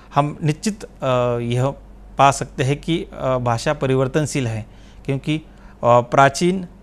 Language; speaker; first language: Hindi; non-native, local second language; Marathi